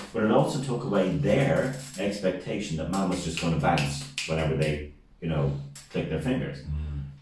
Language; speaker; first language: English; native; English